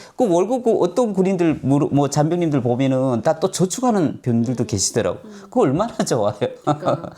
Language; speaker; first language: Korean; native; Korean